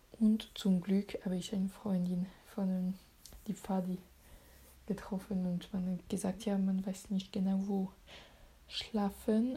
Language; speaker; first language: German; non-native, learner; French